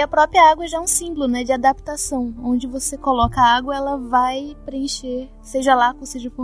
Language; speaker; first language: Portuguese; native; Portuguese